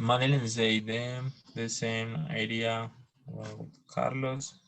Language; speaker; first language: English; non-native, learner; Spanish